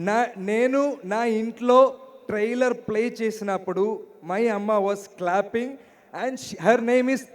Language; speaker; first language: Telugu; non-native, learner; Malayalam